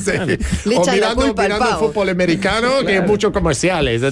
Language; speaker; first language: Spanish; non-native, fluent; English